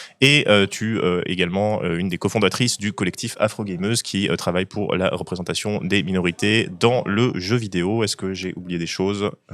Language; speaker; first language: French; native; French